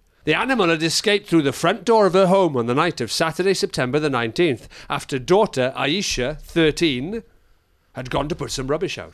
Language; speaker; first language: English; native; English